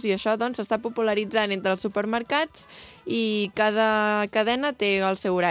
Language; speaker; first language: Catalan; native; Catalan